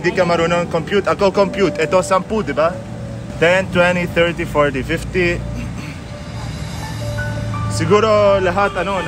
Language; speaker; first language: Filipino; non-native, learner; Arabic